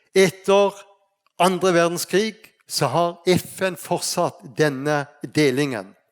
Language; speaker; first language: Norwegian; native; Norwegian